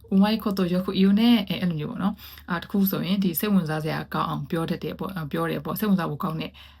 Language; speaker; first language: Burmese; native; Burmese